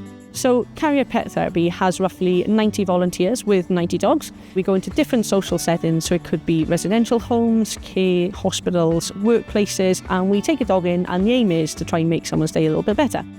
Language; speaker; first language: English; native; English